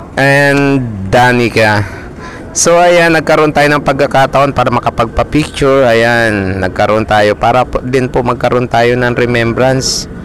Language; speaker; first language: Filipino; non-native, local second language; Bikol